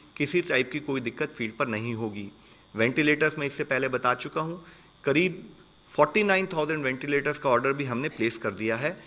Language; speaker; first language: Hindi; native; Hindi